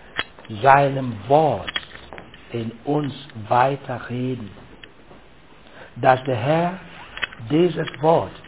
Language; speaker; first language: German; non-native, learner; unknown